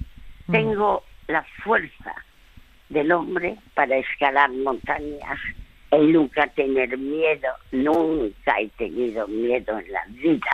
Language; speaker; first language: Spanish; early bilingual, other home language; French